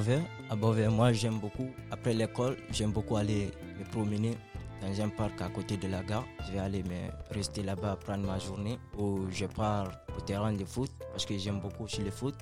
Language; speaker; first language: French; non-native, local second language; Fula